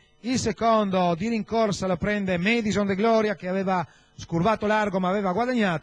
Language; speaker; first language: Italian; native; Italian